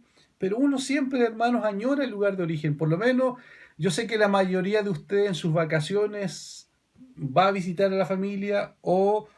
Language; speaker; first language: Spanish; native; Spanish